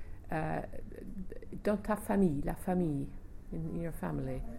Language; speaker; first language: English; native; English